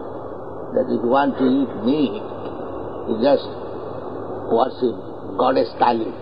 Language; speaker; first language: English; non-native, local second language; Bangla